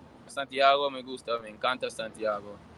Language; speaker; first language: Spanish; non-native, learner; English